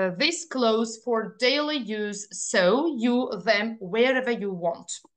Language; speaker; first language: English; non-native, fluent; Azerbaijani